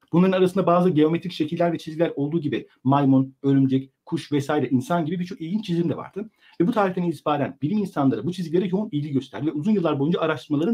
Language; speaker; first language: Turkish; native; Turkish